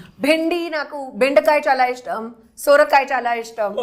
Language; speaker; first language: Telugu; non-native, learner; Hindi